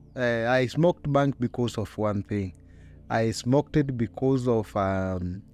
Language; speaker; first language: English; non-native, local second language; Luyia